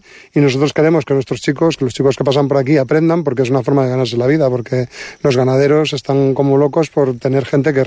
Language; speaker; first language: Spanish; native; Spanish